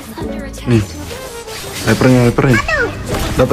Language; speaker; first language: Indonesian; native; Indonesian